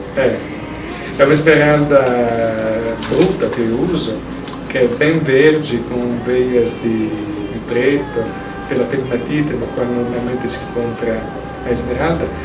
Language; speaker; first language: Portuguese; non-native, fluent; Italian